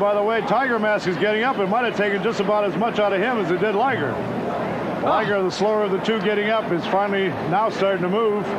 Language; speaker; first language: English; native; English